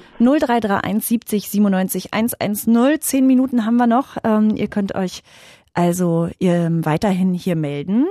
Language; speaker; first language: German; native; German